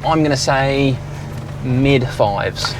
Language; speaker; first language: English; native; English